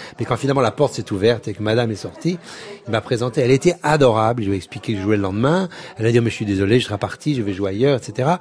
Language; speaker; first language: French; native; French